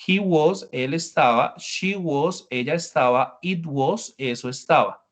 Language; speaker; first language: Spanish; non-native, fluent; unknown